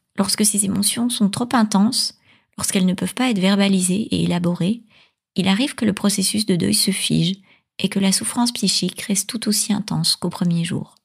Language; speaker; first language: French; native; French